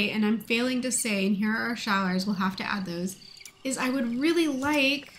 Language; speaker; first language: English; native; English